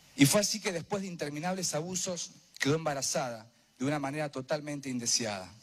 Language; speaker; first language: Spanish; native; Spanish